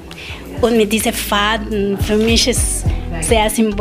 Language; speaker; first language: German; non-native, learner; Spanish